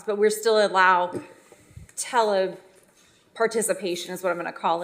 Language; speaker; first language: English; native; English